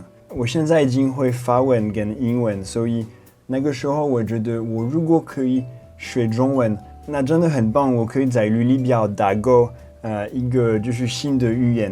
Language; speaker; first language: Chinese; non-native, fluent; French